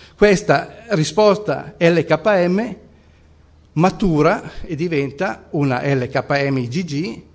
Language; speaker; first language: Italian; native; Italian